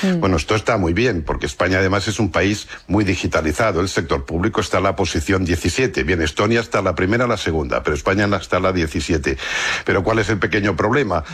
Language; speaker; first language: Spanish; non-native, local second language; Catalan